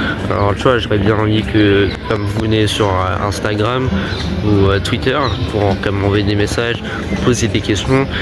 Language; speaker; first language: French; early bilingual, other home language; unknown